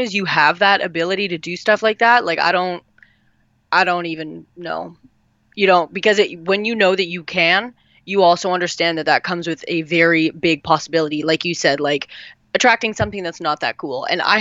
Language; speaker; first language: English; native; English